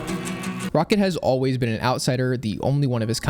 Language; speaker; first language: English; native; English